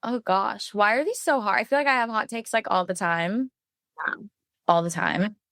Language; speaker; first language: English; native; English